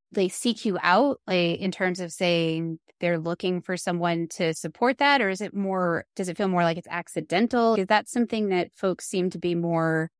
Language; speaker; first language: English; native; English